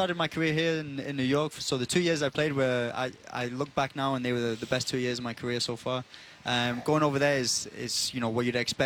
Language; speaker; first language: English; native; English